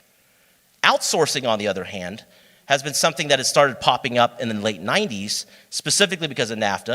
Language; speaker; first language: English; native; English